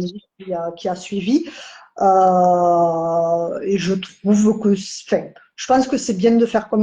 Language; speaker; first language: French; native; French